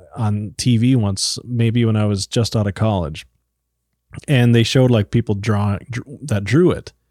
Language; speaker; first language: English; native; English